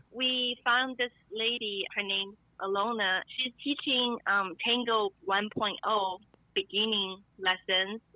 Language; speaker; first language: English; non-native, fluent; Chinese